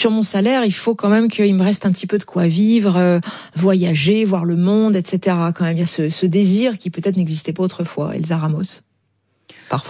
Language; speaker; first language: French; native; French